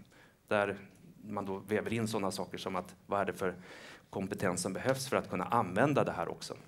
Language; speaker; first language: Swedish; native; Swedish